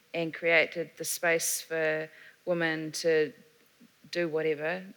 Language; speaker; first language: English; native; English